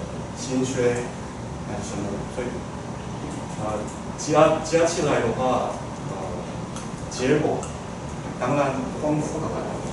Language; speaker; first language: Chinese; non-native, fluent; Korean